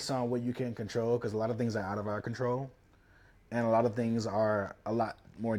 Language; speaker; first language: English; native; English